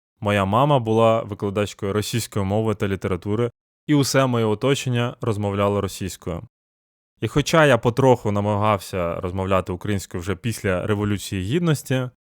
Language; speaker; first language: Ukrainian; non-native, local second language; Russian